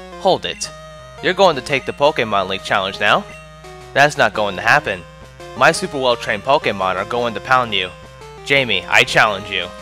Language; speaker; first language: English; native; English